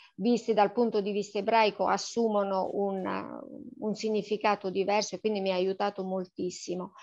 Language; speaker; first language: Italian; native; Italian